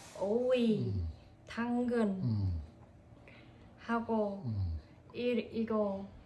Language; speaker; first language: Korean; non-native, learner; Khmer